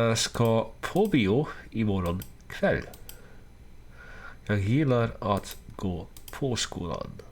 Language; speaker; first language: Swedish; non-native, learner; Dutch